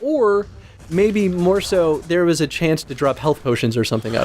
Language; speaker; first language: English; native; English